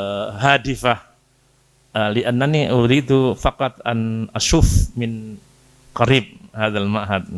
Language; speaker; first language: Arabic; non-native, fluent; Indonesian